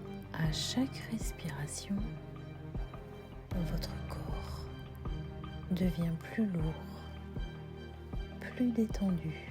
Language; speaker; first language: French; native; French